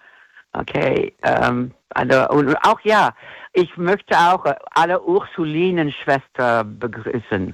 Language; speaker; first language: German; non-native, fluent; English